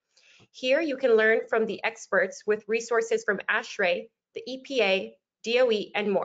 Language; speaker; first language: English; native; English